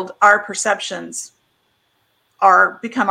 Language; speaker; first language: English; native; English